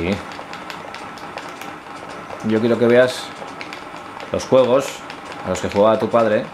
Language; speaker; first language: Spanish; native; Spanish